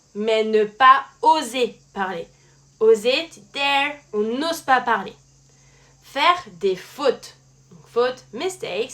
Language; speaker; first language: French; native; French